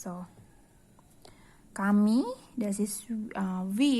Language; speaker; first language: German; non-native, fluent; Indonesian